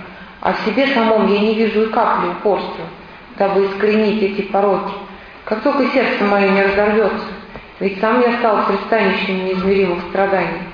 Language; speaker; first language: Russian; native; Russian